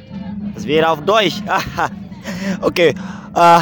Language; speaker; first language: German; non-native, fluent; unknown